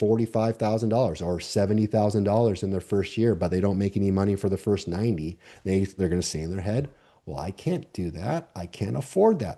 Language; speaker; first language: English; native; English